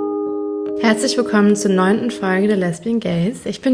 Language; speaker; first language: German; native; German